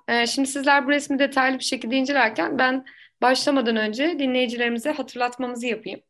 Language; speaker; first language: Turkish; native; Turkish